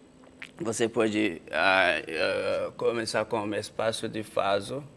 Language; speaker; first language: Portuguese; non-native, fluent; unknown